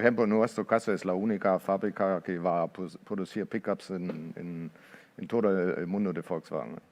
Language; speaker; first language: Spanish; non-native, fluent; Portuguese